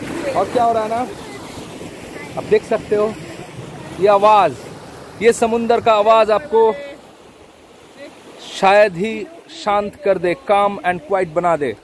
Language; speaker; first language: Hindi; non-native, local second language; Bangla